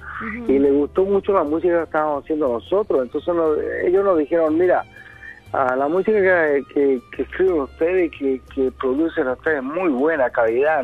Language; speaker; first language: Spanish; native; Spanish